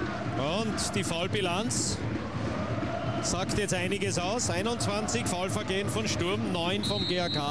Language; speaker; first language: German; native; German